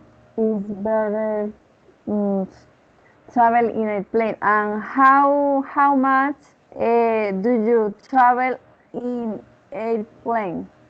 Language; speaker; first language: English; non-native, learner; Spanish